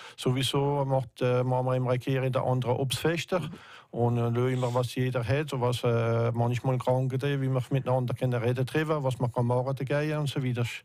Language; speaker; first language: German; non-native, local second language; French